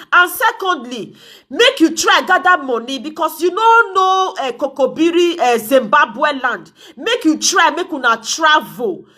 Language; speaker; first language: Nigerian Pidgin; native; Nigerian Pidgin